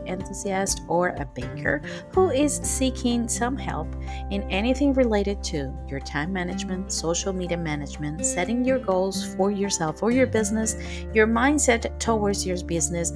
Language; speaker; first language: English; non-native, fluent; Spanish